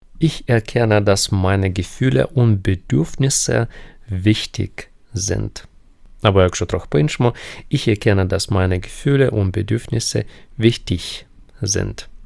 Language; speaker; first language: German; non-native, fluent; Ukrainian